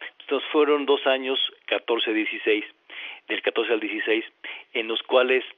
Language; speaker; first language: Spanish; native; Spanish